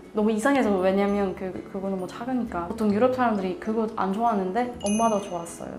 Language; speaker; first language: Korean; non-native, learner; Swedish